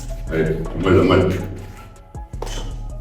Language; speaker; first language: French; native; French